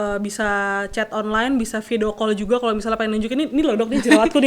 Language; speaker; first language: Indonesian; native; Indonesian